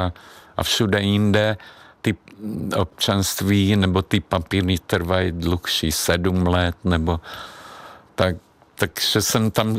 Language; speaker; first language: Czech; non-native, fluent; Hungarian